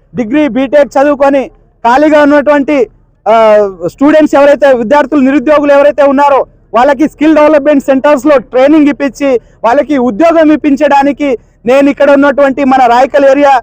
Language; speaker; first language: Telugu; native; Telugu